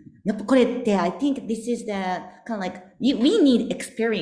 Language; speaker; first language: English; non-native, learner; Japanese